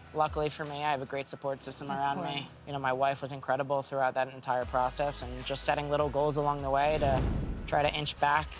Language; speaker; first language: English; native; English